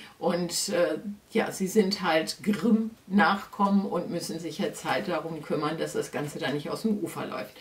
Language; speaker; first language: German; native; German